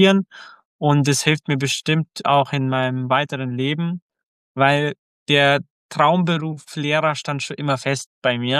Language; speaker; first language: German; early bilingual, other home language; Croatian